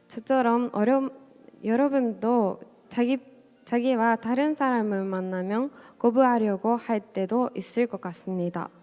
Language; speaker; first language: Korean; non-native, fluent; Japanese